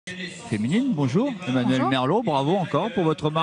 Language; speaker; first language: French; native; French